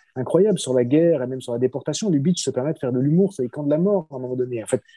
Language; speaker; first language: French; native; French